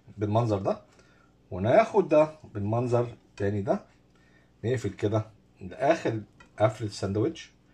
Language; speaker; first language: Arabic; native; Arabic